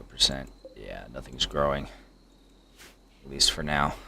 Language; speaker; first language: English; native; English